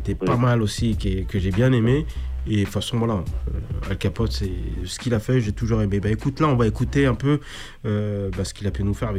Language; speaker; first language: French; native; French